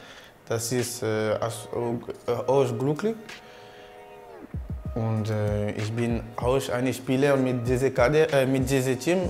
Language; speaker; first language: German; non-native, learner; French